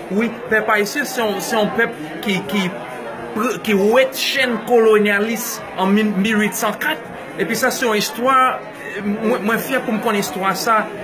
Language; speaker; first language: Haitian Creole; non-native, fluent; English